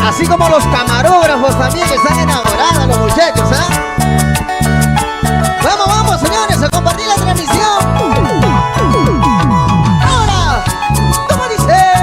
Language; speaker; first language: Spanish; native; Spanish